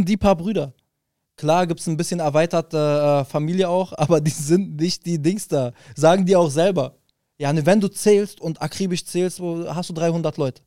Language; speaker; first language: German; early bilingual, other home language; Arabic